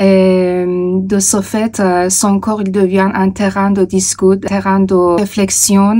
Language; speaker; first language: French; non-native, fluent; Persian